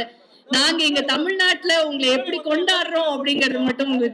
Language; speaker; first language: Tamil; native; Tamil